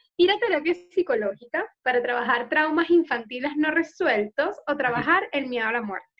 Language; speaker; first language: Spanish; native; Spanish